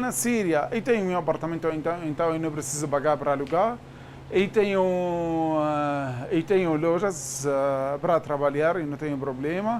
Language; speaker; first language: Portuguese; non-native, learner; Arabic